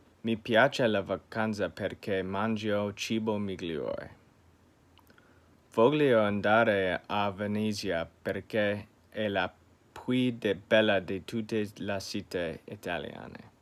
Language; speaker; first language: Italian; non-native, learner; English